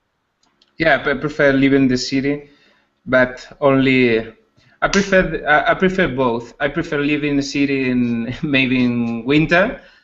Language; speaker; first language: English; non-native, learner; Spanish